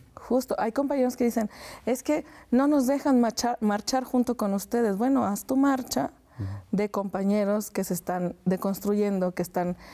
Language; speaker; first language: Spanish; native; Spanish